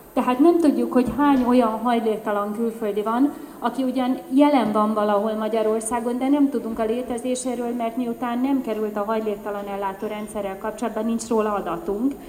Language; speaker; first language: Hungarian; native; Hungarian